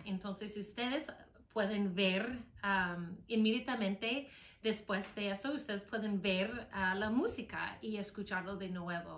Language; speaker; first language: Spanish; non-native, fluent; English